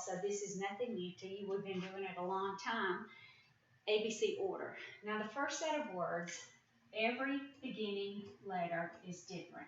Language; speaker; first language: English; native; English